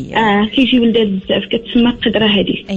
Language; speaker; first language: Arabic; native; Arabic